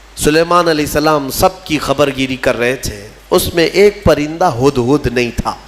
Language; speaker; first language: Urdu; native; Urdu